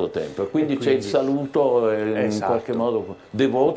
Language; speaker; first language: Italian; native; Italian